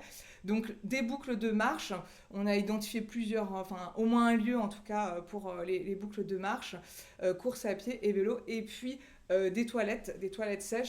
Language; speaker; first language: French; native; French